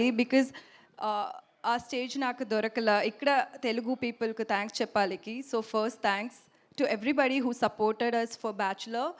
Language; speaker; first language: Telugu; non-native, local second language; Tamil